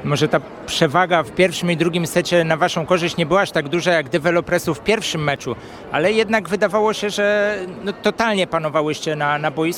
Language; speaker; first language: Polish; native; Polish